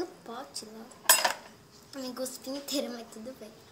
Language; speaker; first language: Portuguese; native; Portuguese